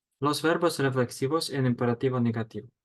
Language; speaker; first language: Spanish; non-native, fluent; Ukrainian